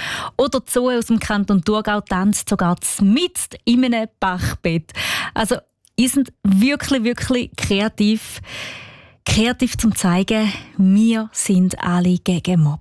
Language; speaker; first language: German; native; German